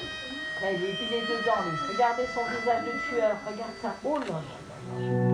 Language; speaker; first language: French; native; French